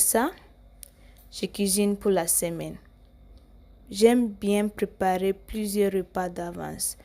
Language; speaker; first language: French; non-native, learner; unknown